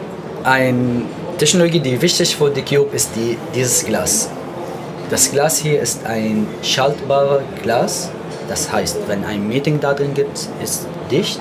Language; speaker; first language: German; non-native, fluent; Arabic